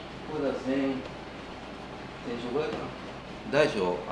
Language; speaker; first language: Japanese; native; Japanese